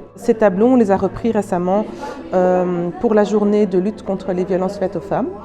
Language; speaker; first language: French; native; French